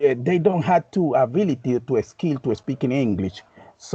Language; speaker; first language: English; non-native, learner; Spanish